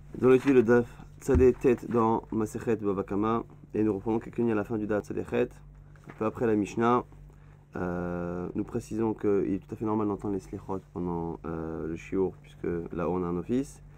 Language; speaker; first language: French; native; French